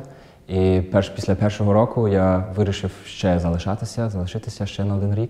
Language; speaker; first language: Ukrainian; non-native, fluent; German